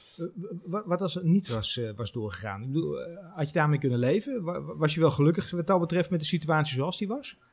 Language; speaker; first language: Dutch; native; Dutch